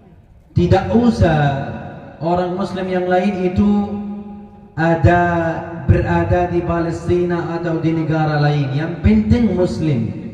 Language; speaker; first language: Indonesian; non-native, fluent; Arabic